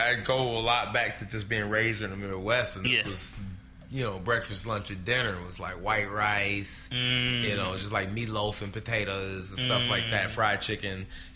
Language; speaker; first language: English; native; English